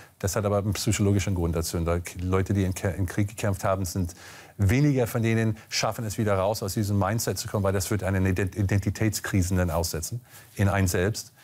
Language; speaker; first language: German; non-native, fluent; English